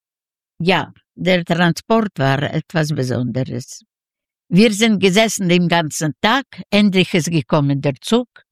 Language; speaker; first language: German; non-native, learner; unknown